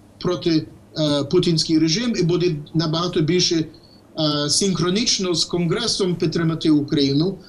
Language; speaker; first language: Ukrainian; early bilingual, heritage; English